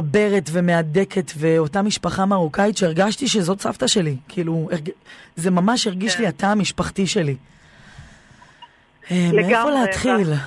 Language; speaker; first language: Hebrew; native; Hebrew